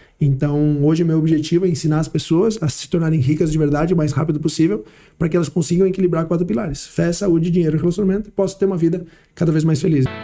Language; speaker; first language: Portuguese; early bilingual, heritage; Portuguese